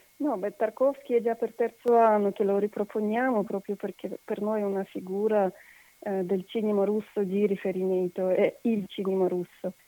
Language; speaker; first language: Italian; non-native, fluent; Russian